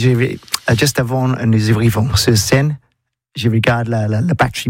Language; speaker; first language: French; non-native, learner; English